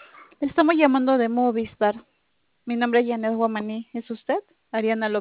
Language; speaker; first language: Spanish; native; Spanish